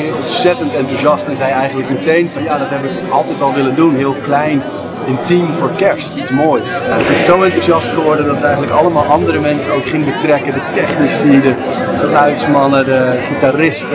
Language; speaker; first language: Dutch; native; Dutch